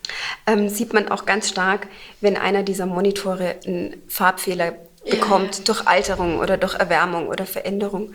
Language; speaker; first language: German; native; German